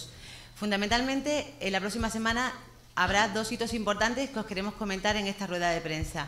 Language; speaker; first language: Spanish; native; Spanish